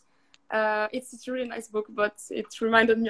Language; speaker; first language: English; non-native, fluent; Arabic